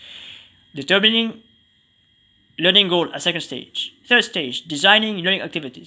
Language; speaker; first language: English; non-native, fluent; Arabic